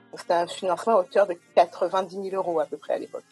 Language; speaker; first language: French; native; French